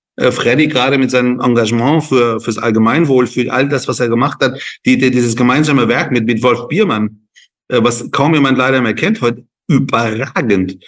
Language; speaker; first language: German; non-native, fluent; Persian